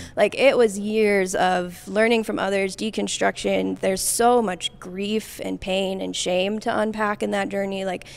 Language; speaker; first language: English; native; English